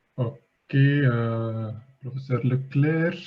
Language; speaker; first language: French; non-native, fluent; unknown